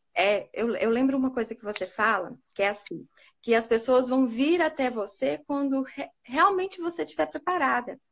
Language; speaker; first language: Portuguese; native; Portuguese